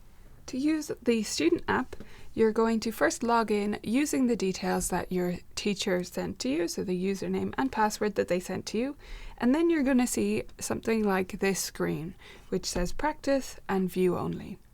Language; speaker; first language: English; native; English